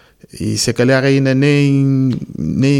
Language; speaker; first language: Portuguese; non-native, local second language; Kabuverdianu